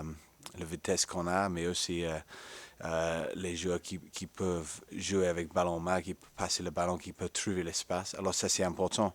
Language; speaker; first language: French; non-native, fluent; English